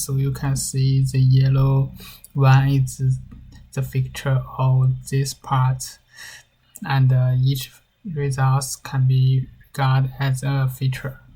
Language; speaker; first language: English; non-native, learner; Chinese